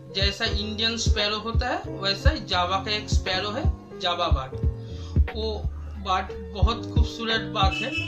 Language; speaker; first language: Hindi; non-native, local second language; Bangla